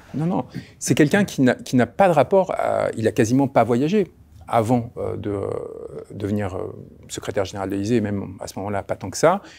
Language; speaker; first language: French; early bilingual, other home language; Spanish